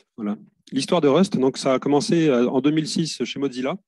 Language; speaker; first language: French; native; French